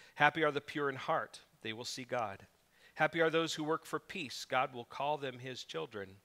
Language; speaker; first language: English; native; English